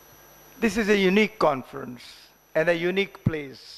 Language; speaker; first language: Hindi; native; Hindi